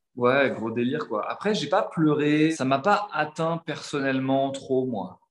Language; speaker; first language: French; native; French